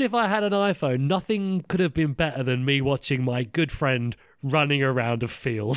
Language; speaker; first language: English; native; English